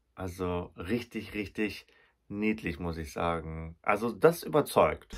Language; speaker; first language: German; native; German